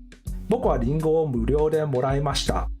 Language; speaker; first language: Japanese; non-native, learner; English